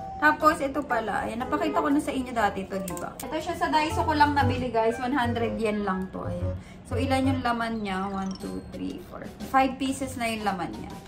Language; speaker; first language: Filipino; native; Filipino